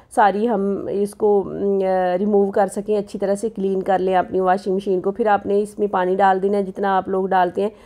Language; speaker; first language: Urdu; native; Urdu